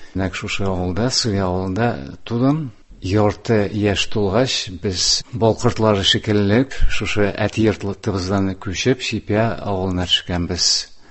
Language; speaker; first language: Tatar; non-native, local second language; Udmurt